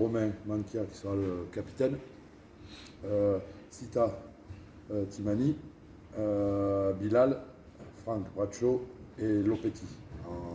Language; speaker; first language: French; native; French